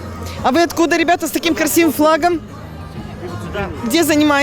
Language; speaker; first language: Russian; native; Russian